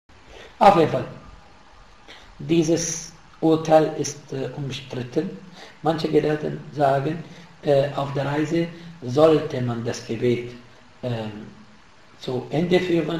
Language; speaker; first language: German; non-native, fluent; Arabic